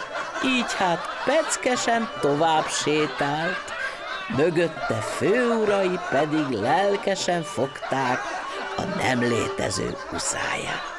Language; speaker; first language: Hungarian; native; Hungarian